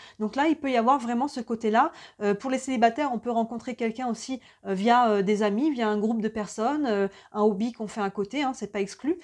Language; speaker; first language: French; native; French